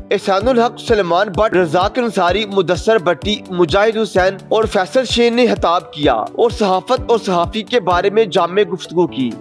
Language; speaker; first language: Urdu; non-native, local second language; Punjabi